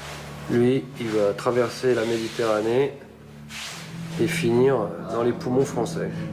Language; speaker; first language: French; native; French